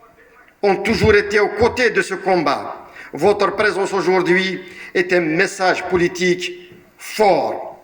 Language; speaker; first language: French; non-native, local second language; Kabyle